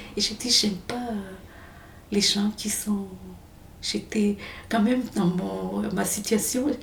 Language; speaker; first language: French; non-native, local second language; Malagasy